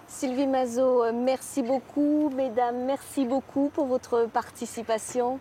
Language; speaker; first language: French; native; French